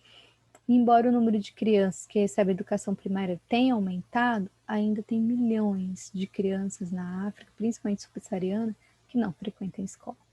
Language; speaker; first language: Portuguese; native; Portuguese